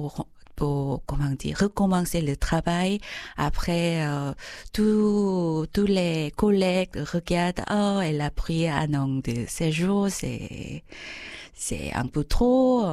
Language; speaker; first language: French; non-native, fluent; Korean